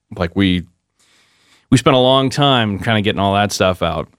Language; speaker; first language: English; native; English